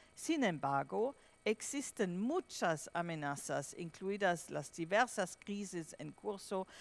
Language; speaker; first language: Spanish; non-native, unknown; German